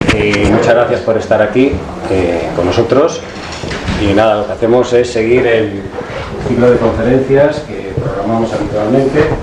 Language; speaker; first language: Spanish; native; Spanish